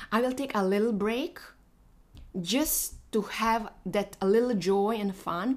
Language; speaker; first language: English; non-native, fluent; Bosnian